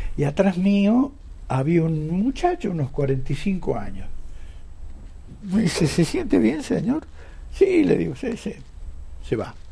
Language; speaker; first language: Spanish; native; Spanish